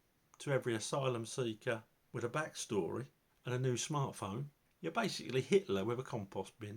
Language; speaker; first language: English; native; English